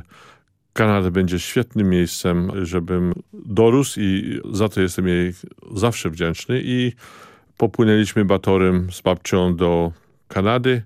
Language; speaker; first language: Polish; early bilingual, heritage; Polish